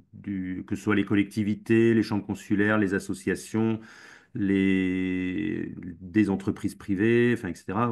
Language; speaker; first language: French; native; French